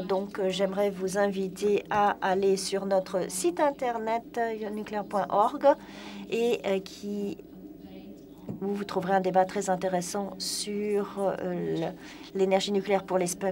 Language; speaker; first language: French; non-native, fluent; Polish